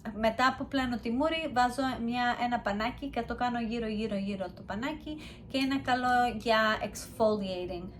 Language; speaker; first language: Greek; early bilingual, heritage; Greek